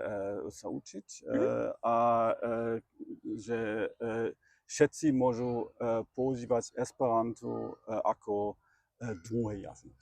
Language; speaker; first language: Slovak; non-native, learner; German